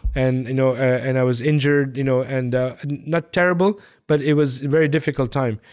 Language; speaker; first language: English; early bilingual, other home language; Hindi